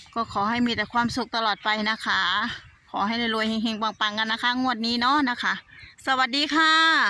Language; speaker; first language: Thai; non-native, local second language; Northeastern Thai